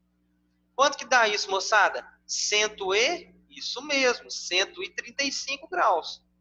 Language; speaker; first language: Portuguese; native; Portuguese